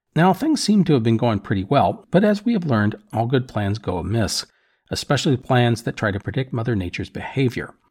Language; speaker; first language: English; native; English